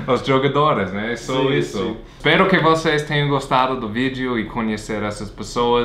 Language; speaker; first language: Portuguese; non-native, fluent; English